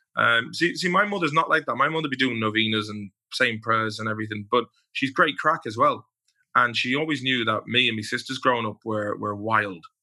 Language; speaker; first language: English; native; English